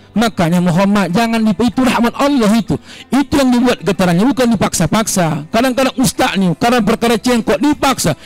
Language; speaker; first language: Indonesian; native; Indonesian